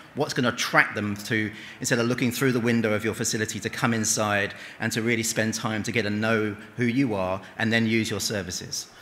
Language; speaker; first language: English; native; English